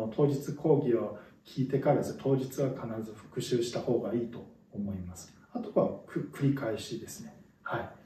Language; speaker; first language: Japanese; non-native, fluent; Chinese